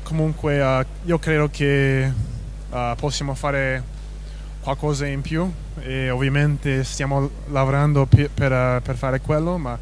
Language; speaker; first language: Italian; non-native, fluent; English